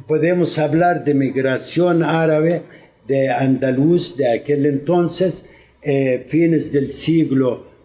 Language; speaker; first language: Spanish; non-native, fluent; Arabic